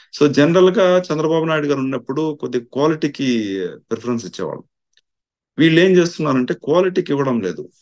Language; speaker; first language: Telugu; non-native, local second language; Tamil